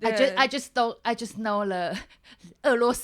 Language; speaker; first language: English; non-native, learner; Chinese